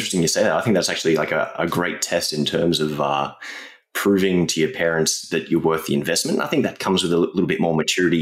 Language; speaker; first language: English; native; English